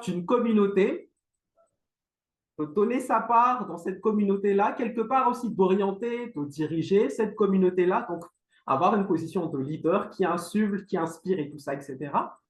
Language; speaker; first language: French; non-native, local second language; Malagasy